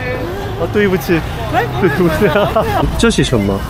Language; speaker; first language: Chinese; non-native, learner; Korean